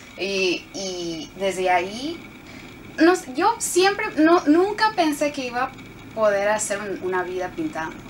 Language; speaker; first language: Spanish; early bilingual, heritage; Spanish